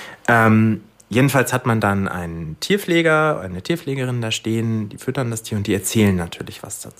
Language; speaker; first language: German; native; German